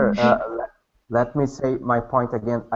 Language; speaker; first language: English; non-native, learner; Portuguese